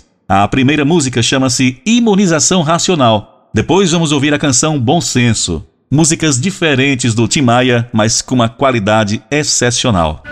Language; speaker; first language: Portuguese; native; Portuguese